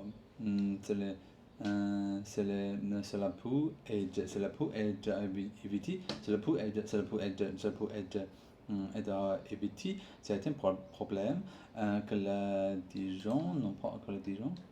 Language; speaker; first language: French; non-native, learner; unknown